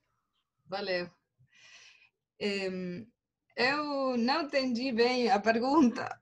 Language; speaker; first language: Portuguese; non-native, learner; Spanish